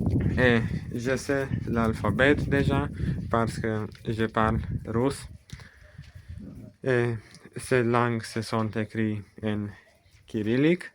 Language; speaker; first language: French; non-native, learner; Romanian